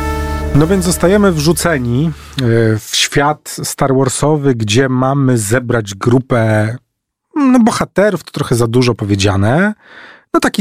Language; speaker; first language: Polish; native; Polish